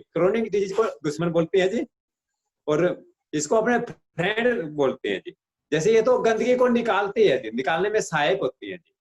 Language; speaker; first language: Hindi; native; Hindi